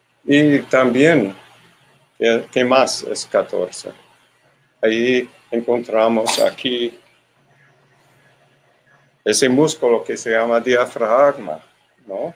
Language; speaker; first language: Spanish; non-native, learner; English